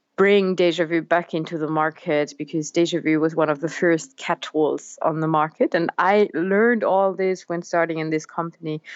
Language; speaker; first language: English; non-native, fluent; German